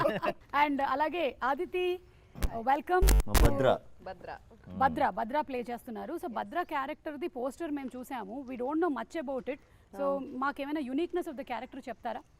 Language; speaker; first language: Telugu; native; Telugu